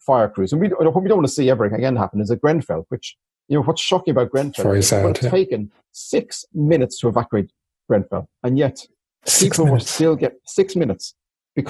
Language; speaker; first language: English; native; English